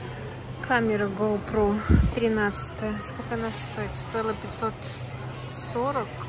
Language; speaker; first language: Russian; native; Russian